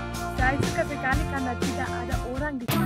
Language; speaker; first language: Indonesian; non-native, learner; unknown